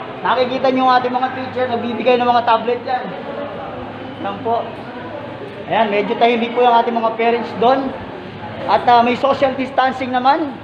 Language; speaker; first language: Filipino; native; Filipino